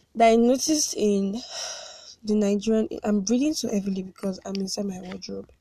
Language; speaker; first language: English; non-native, local second language; Yoruba